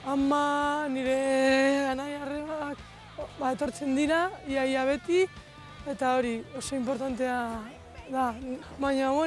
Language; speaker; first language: Basque; non-native, local second language; Spanish